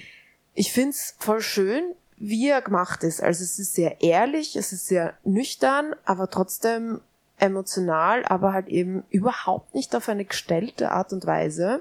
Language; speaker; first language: German; native; German